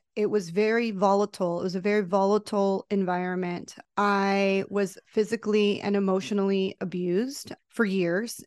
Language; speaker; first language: English; early bilingual, other home language; Spanish